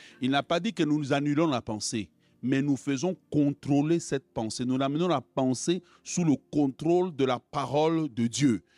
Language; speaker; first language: French; non-native, local second language; Lingala